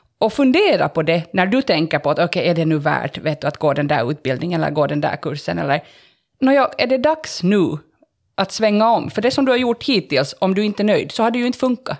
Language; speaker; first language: Swedish; native; Swedish